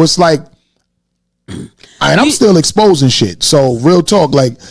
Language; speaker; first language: English; native; English